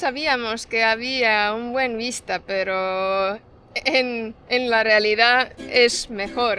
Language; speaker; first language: Spanish; non-native, fluent; Estonian